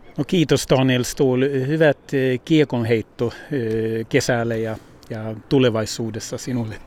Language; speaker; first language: Finnish; early bilingual, heritage; Finnish